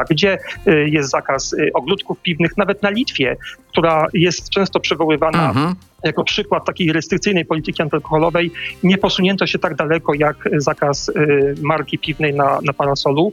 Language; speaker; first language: Polish; native; Polish